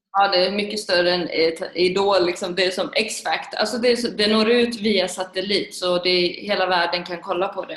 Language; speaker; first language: Swedish; early bilingual, other home language; Persian